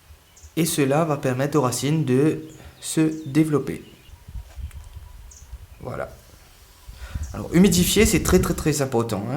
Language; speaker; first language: French; native; French